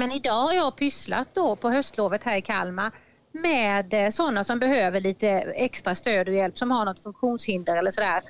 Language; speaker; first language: Swedish; native; Swedish